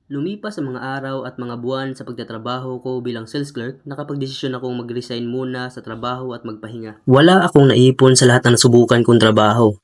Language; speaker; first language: Filipino; non-native, local second language; Cebuano